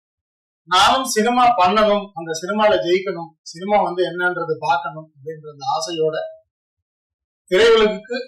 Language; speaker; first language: Tamil; native; Tamil